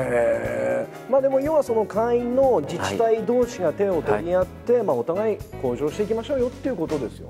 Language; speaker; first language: Japanese; native; Japanese